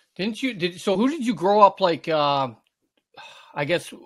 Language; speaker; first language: English; native; English